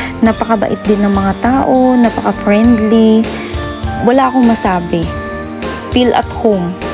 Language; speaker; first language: Filipino; non-native, local second language; Hiligaynon